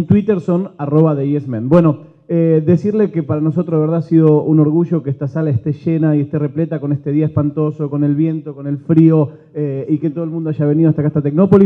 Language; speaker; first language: Spanish; native; Spanish